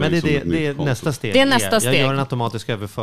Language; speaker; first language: Swedish; native; Swedish